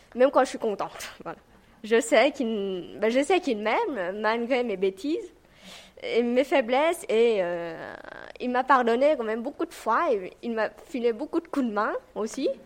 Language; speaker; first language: French; non-native, fluent; Vietnamese